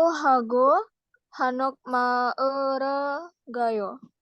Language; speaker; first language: Korean; non-native, learner; Indonesian